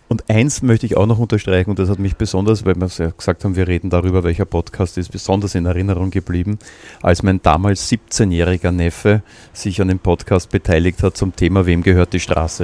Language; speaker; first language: German; native; German